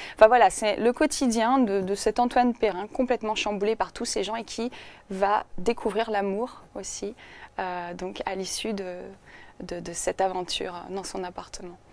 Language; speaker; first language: French; native; French